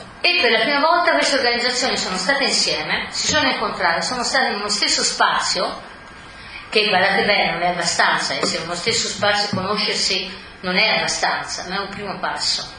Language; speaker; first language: Italian; native; Italian